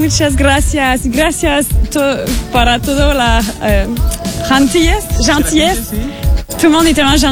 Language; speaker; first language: Spanish; non-native, learner; French